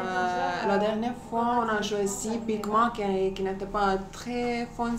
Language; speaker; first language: French; non-native, fluent; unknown